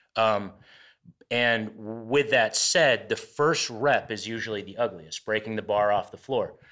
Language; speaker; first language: English; native; English